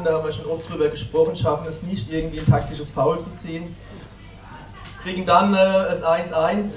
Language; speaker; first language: German; native; German